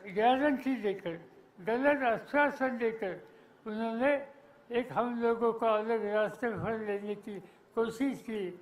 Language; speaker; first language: Hindi; non-native, local second language; Marathi